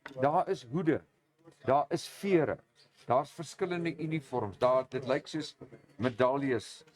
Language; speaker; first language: Afrikaans; native; Afrikaans